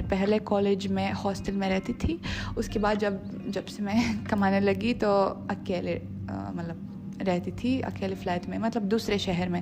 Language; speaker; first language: Hindi; non-native, fluent; Russian